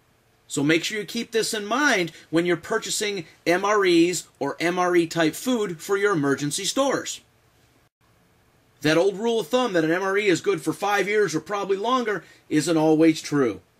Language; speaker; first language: English; native; English